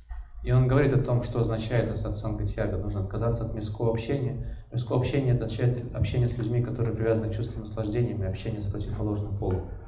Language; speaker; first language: Russian; native; Russian